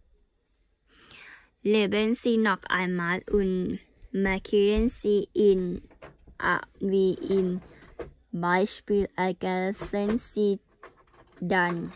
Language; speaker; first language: German; non-native, learner; Thai